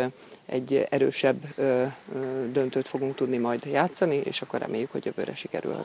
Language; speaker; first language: Hungarian; native; Hungarian